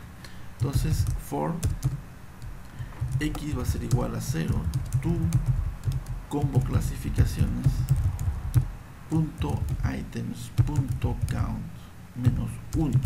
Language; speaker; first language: Spanish; native; Spanish